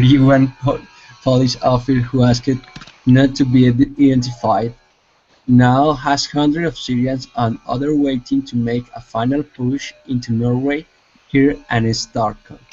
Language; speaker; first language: English; non-native, learner; Spanish